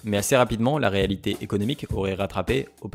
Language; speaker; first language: French; native; French